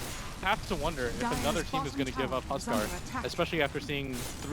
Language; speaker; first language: English; native; English